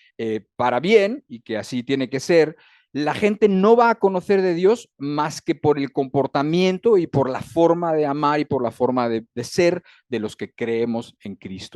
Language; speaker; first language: Spanish; native; Spanish